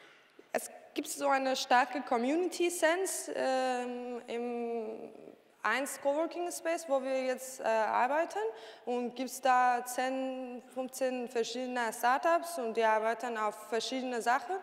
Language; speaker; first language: German; non-native, learner; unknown